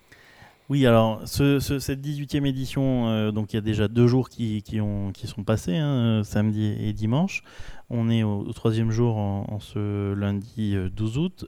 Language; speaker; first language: French; native; French